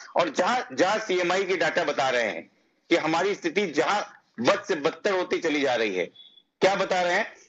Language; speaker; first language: Hindi; native; Hindi